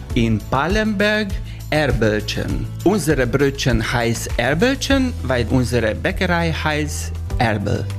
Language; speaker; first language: German; non-native, learner; Hungarian